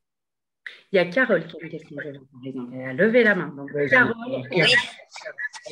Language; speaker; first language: French; native; French